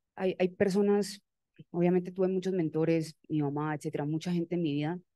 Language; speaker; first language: Spanish; native; Spanish